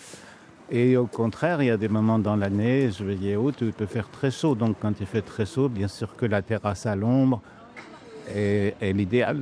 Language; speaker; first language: French; native; French